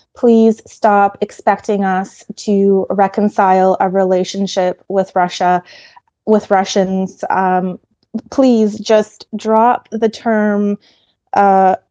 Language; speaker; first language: English; early bilingual, other home language; Ukrainian